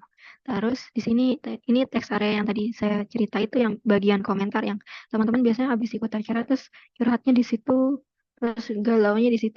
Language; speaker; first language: Indonesian; native; Indonesian